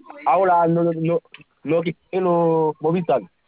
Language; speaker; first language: Spanish; non-native, learner; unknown